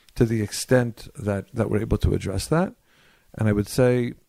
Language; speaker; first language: English; native; English